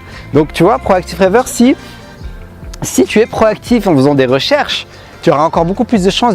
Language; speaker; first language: French; native; French